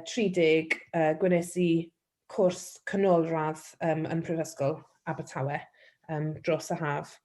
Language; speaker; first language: Welsh; non-native, local second language; English